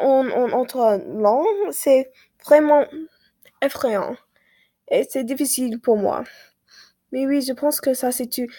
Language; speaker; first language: French; non-native, learner; English